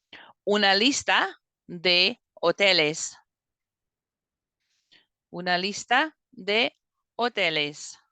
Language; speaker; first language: Spanish; non-native, fluent; English